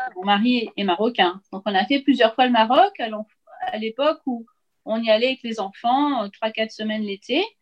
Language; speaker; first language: French; native; French